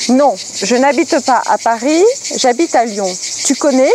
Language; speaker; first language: French; native; French